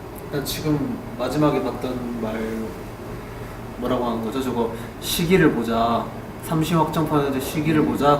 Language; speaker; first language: Korean; native; Korean